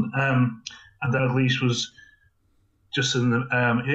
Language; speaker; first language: English; native; English